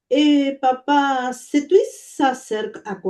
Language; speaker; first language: French; non-native, learner; Spanish